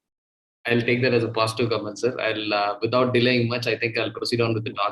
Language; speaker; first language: English; non-native, local second language; Tamil